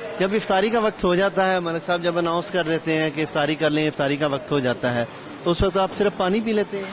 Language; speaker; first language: Urdu; native; Urdu